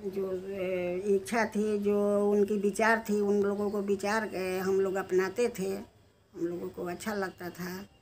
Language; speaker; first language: Hindi; native; Hindi